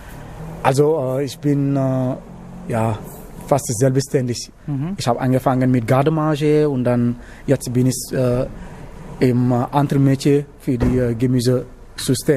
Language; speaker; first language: German; non-native, learner; Wolof